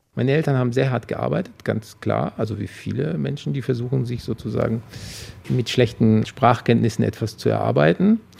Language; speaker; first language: German; early bilingual, other home language; Polish